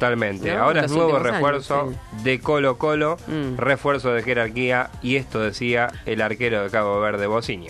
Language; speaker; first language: Spanish; native; Spanish